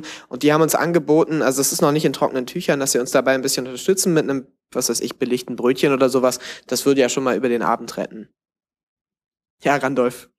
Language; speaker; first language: German; native; German